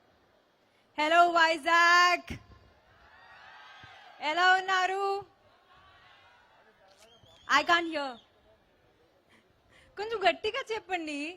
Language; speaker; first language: Telugu; non-native, local second language; Hindi